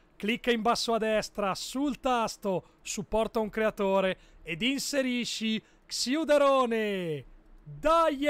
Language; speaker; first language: Italian; native; Italian